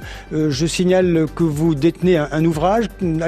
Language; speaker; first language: French; native; French